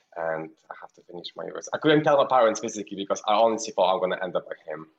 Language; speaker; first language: English; non-native, fluent; Polish